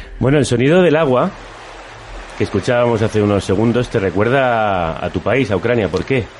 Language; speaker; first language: Spanish; native; Spanish